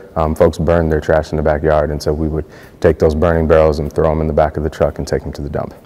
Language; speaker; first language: English; native; English